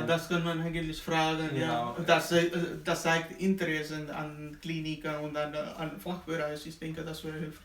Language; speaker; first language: German; non-native, learner; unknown